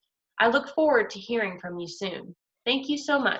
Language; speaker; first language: English; native; English